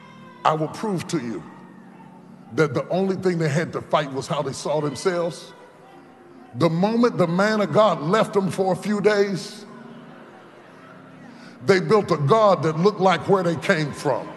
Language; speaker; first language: English; native; English